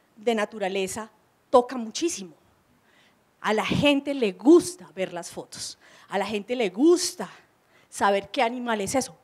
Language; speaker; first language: Spanish; native; Spanish